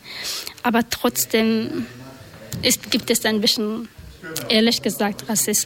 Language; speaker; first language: German; non-native, learner; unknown